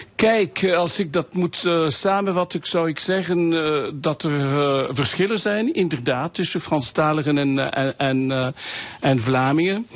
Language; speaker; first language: Dutch; non-native, local second language; French